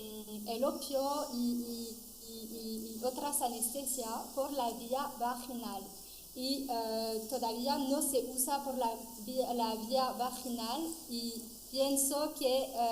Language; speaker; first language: Spanish; non-native, fluent; French